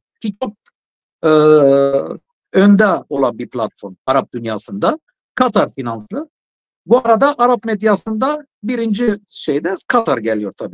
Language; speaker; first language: Turkish; non-native, fluent; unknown